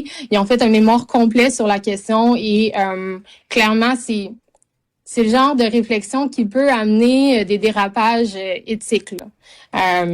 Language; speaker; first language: French; native; French